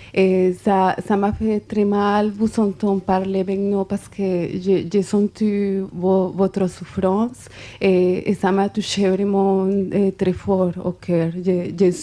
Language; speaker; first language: French; non-native, fluent; Spanish